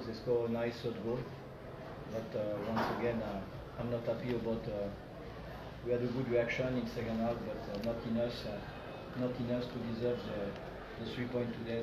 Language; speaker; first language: English; non-native, fluent; French